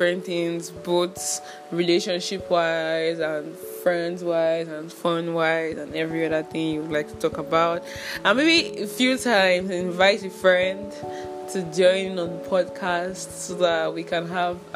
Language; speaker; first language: English; non-native, local second language; Igbo